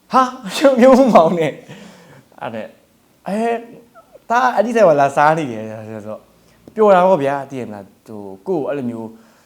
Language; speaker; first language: Burmese; native; Burmese